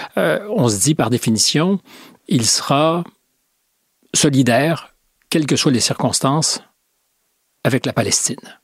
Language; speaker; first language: French; native; French